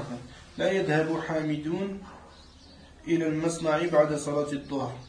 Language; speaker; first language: Arabic; non-native, learner; French